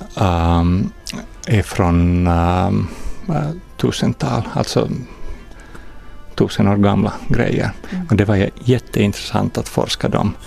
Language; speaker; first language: Swedish; non-native, fluent; Finnish